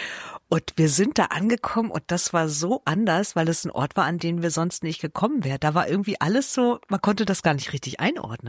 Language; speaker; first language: German; native; German